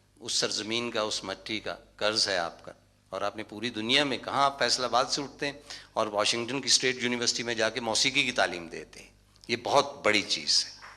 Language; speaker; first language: Urdu; non-native, local second language; Punjabi